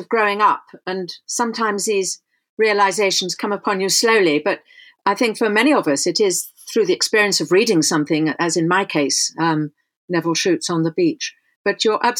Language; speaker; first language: English; native; English